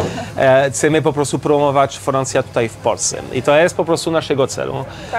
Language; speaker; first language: Polish; non-native, learner; French